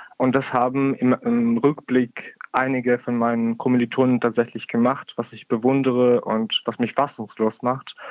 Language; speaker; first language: German; non-native, fluent; Ukrainian